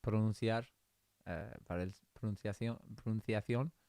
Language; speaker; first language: Spanish; non-native, learner; English